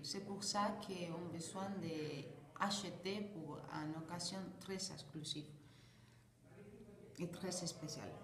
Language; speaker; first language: French; non-native, learner; Spanish